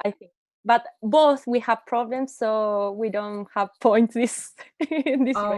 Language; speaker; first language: English; non-native, learner; Spanish